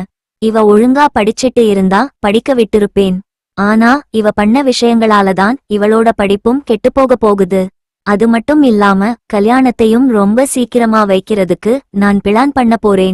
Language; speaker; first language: Tamil; native; Tamil